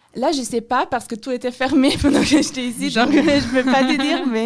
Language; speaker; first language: French; non-native, fluent; German